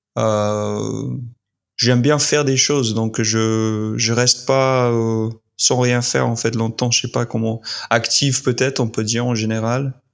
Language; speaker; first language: French; non-native, fluent; English